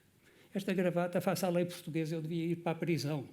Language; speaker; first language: Portuguese; native; Portuguese